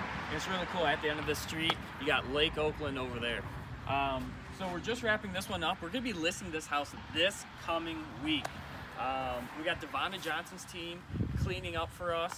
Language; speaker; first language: English; native; English